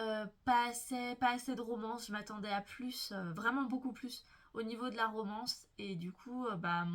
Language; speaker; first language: French; native; French